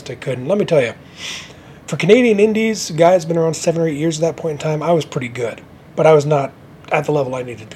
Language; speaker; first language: English; native; English